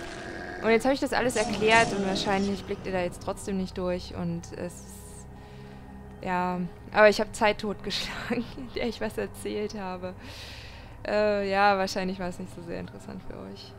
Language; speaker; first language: German; native; German